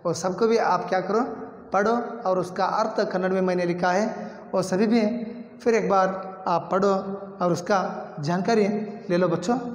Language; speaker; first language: Hindi; non-native, local second language; Kannada